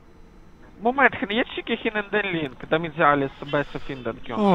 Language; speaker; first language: German; non-native, fluent; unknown